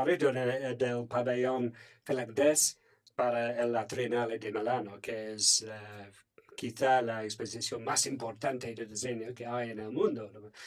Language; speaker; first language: Spanish; non-native, fluent; English